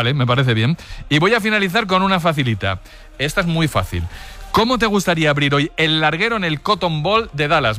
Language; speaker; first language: Spanish; native; Spanish